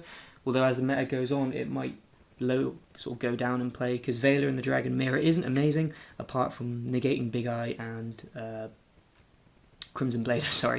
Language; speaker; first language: English; native; English